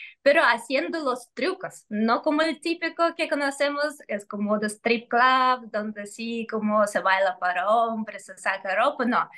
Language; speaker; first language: Spanish; non-native, fluent; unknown